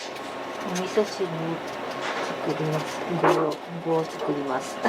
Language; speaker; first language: Japanese; native; Japanese